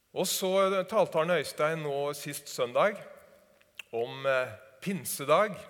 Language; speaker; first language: Norwegian; native; Norwegian